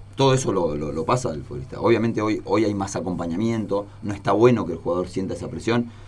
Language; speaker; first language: Spanish; native; Spanish